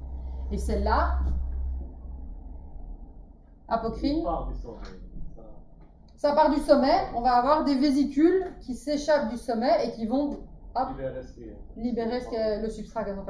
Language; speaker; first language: French; native; French